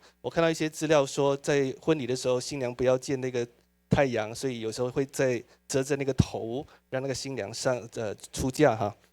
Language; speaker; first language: Chinese; native; Chinese